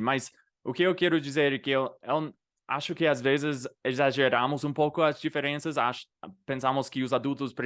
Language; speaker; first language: Portuguese; non-native, fluent; English